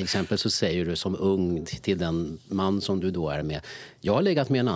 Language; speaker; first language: Swedish; native; Swedish